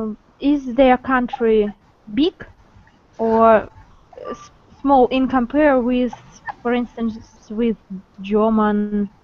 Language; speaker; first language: English; non-native, learner; Russian